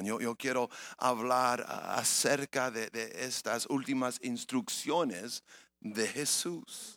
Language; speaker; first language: Spanish; early bilingual, heritage; English